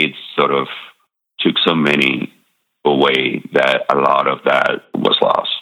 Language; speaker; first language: English; non-native, fluent; Spanish